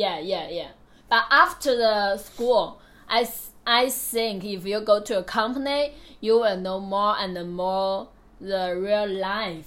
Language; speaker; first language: English; non-native, learner; Chinese